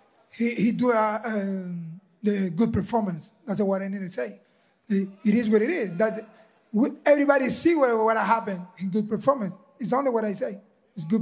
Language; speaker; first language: English; non-native, learner; Spanish